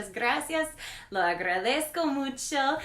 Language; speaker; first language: Spanish; non-native, learner; English